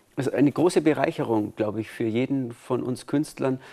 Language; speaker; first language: German; native; German